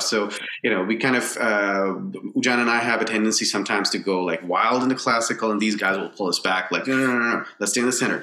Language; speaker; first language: English; non-native, local second language; Bangla